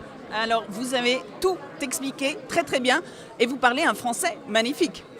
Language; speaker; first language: French; non-native, fluent; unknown